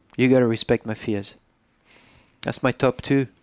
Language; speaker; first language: English; non-native, fluent; French